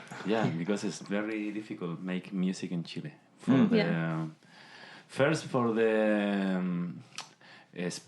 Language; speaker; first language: English; non-native, learner; Spanish